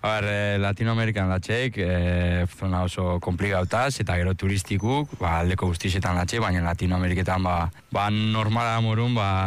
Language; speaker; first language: Basque; early bilingual, other home language; Spanish